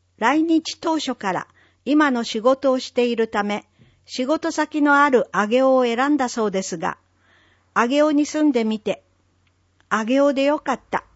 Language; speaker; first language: Japanese; native; Japanese